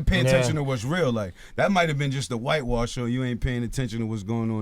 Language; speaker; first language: English; native; English